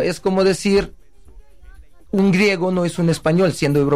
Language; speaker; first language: Spanish; non-native, fluent; Uzbek